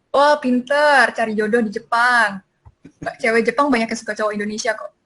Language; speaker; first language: Indonesian; native; Indonesian